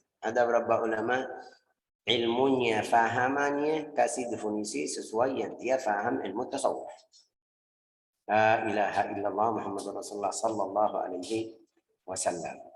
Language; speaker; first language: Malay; non-native, fluent; Arabic